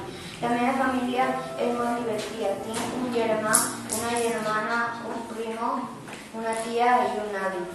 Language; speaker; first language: Catalan; early bilingual, other home language; Spanish